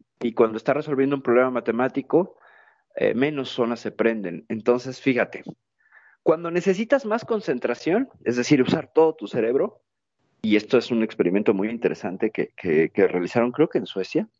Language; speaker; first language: Spanish; native; Spanish